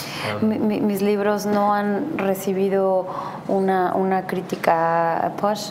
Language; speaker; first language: Spanish; native; Spanish